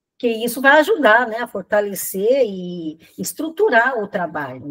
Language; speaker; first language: Portuguese; native; Portuguese